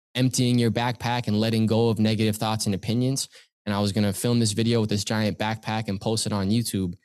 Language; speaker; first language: English; native; English